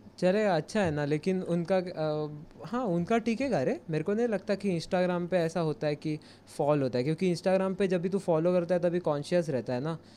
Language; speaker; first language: Hindi; non-native, local second language; Marathi